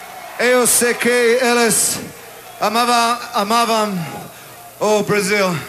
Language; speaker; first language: Portuguese; non-native, learner; English